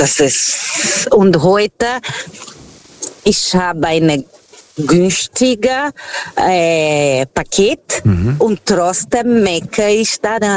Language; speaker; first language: German; non-native, fluent; Portuguese